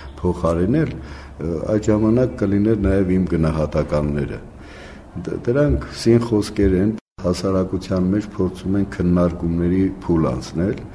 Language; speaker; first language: Armenian; native; Armenian